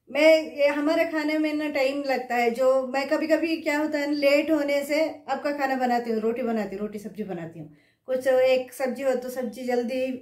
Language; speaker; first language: Hindi; non-native, local second language; Kannada